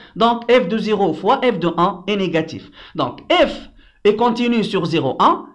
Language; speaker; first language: French; non-native, local second language; Arabic